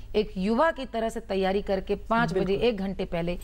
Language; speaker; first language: Hindi; native; Hindi